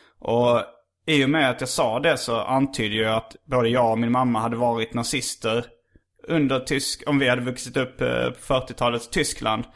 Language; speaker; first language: Swedish; native; Swedish